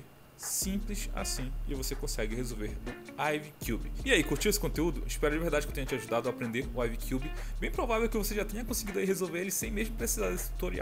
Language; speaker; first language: Portuguese; native; Portuguese